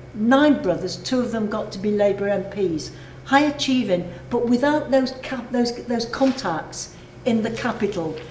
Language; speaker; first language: English; native; English